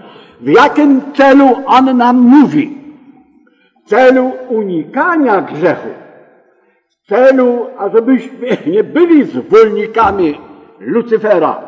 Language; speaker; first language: Polish; native; Polish